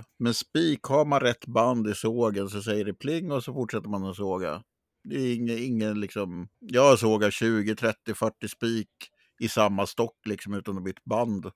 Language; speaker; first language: Swedish; native; Swedish